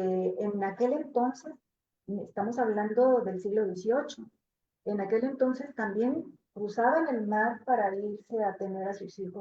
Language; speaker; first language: Spanish; native; Spanish